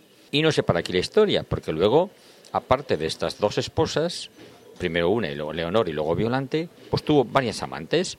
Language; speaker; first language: Spanish; native; Spanish